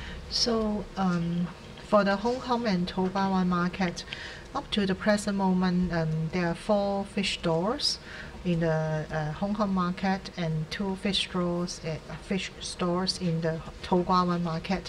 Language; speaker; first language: English; non-native, local second language; Cantonese